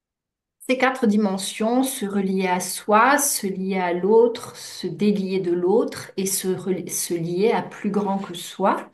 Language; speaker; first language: French; native; French